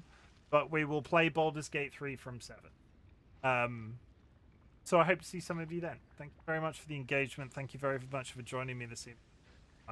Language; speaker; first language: English; native; English